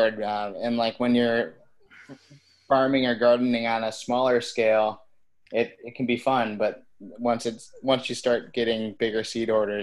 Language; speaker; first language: English; native; English